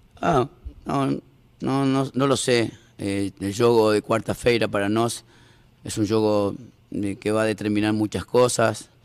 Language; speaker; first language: Portuguese; non-native, learner; Spanish